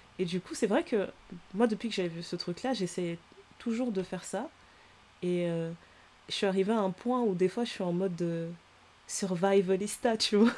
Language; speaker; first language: French; early bilingual, other home language; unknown